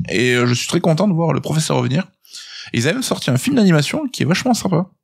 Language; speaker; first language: French; native; French